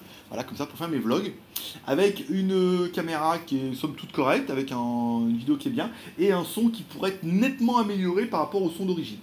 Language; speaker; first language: French; native; French